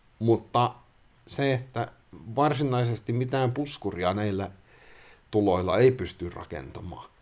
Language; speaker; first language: Finnish; native; Finnish